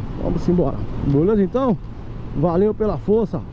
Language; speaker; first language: Portuguese; native; Portuguese